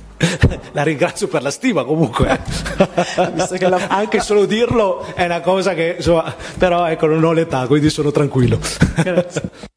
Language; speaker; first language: Italian; native; Italian